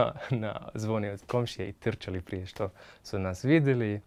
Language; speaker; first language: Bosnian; non-native, fluent; Arabic